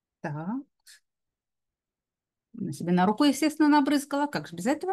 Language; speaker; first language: Russian; native; Russian